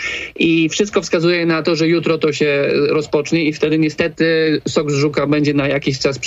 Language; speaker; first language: Polish; native; Polish